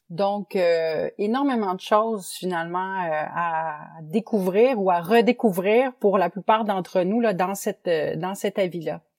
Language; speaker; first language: French; native; French